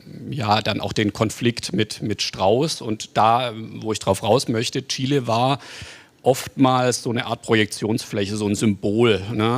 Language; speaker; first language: German; native; German